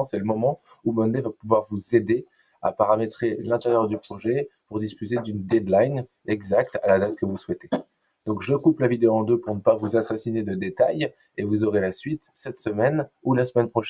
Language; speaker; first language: French; native; French